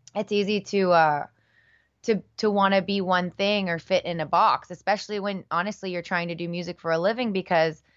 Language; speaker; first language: English; early bilingual, other home language; Spanish